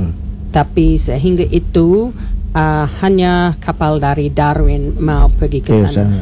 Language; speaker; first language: Indonesian; non-native, learner; English